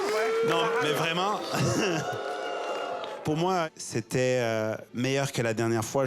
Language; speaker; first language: French; native; French